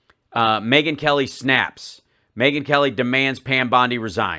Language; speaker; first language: English; native; English